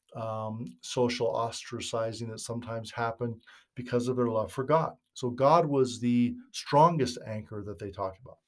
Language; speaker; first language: English; native; English